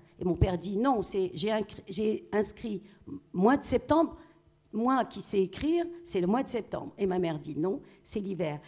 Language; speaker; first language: French; non-native, local second language; Arabic